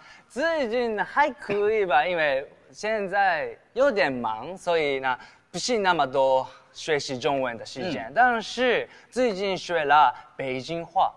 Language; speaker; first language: Chinese; non-native, learner; Japanese